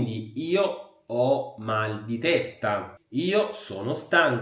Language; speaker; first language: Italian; non-native, fluent; Arabic